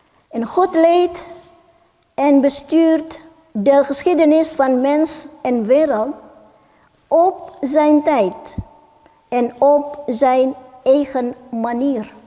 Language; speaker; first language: Dutch; non-native, fluent; Indonesian